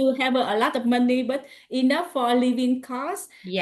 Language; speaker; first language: English; non-native, learner; Vietnamese